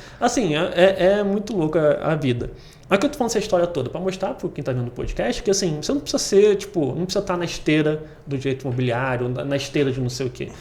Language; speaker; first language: Portuguese; native; Portuguese